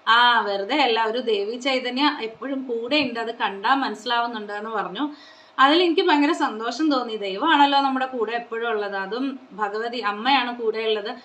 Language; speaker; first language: Malayalam; non-native, local second language; Konkani